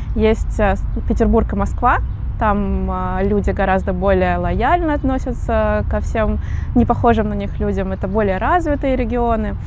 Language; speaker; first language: Russian; native; Russian